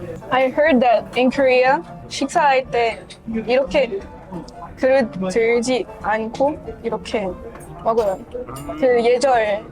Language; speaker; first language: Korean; non-native, learner; French